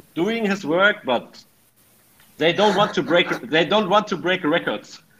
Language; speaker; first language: English; non-native, fluent; German